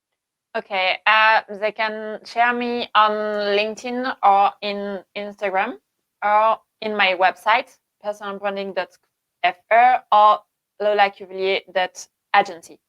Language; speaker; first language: English; non-native, learner; French